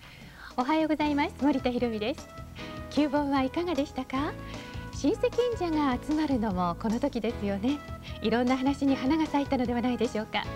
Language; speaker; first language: Japanese; native; Japanese